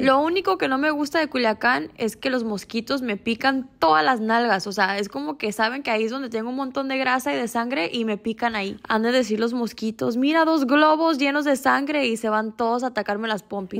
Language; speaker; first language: Spanish; early bilingual, heritage; Spanish